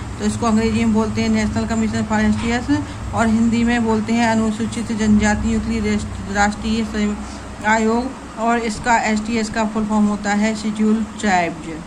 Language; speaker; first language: Hindi; native; Hindi